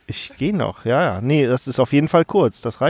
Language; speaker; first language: German; native; German